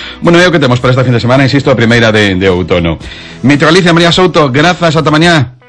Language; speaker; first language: Galician; non-native, local second language; Spanish